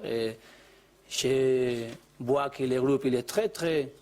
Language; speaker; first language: French; non-native, learner; Spanish